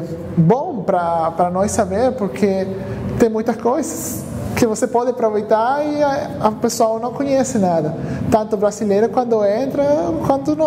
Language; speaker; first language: Portuguese; non-native, fluent; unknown